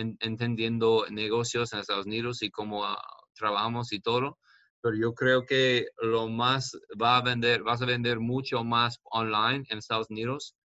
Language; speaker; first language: Spanish; non-native, learner; English